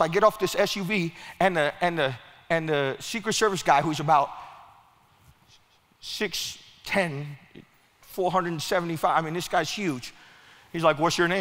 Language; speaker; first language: English; early bilingual, other home language; Spanish